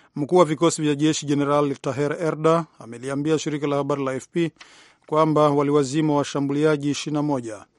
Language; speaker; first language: Swahili; non-native, local second language; Rundi